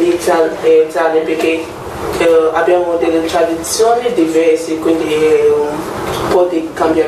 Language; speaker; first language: Italian; non-native, learner; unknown